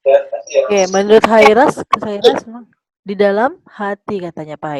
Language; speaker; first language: Indonesian; native; Indonesian